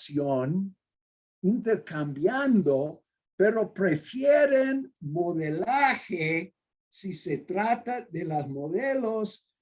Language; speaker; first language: Spanish; non-native, fluent; English